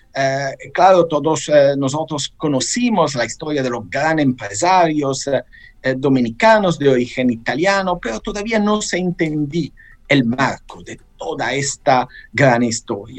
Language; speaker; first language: Spanish; non-native, fluent; Italian